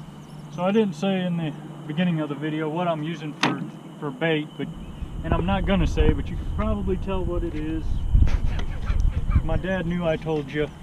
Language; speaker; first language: English; native; English